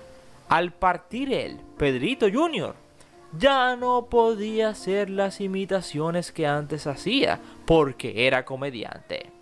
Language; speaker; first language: Spanish; native; Spanish